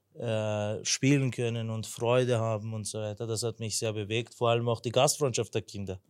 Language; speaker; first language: German; non-native, local second language; Turkish